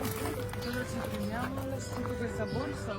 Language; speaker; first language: Italian; non-native, learner; Bangla